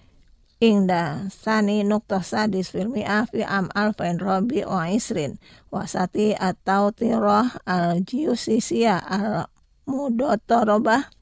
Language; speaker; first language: Arabic; non-native, fluent; Indonesian